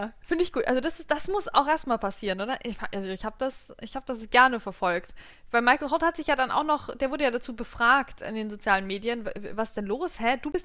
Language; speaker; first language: German; native; German